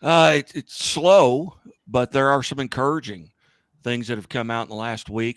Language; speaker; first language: English; native; English